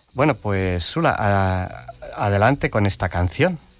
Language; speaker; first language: Spanish; native; Spanish